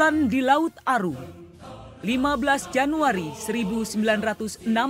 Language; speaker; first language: Indonesian; native; Indonesian